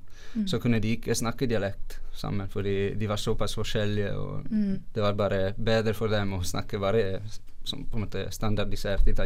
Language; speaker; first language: Norwegian; non-native, fluent; Italian